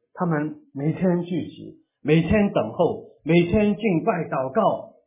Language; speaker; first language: Chinese; non-native, local second language; Cantonese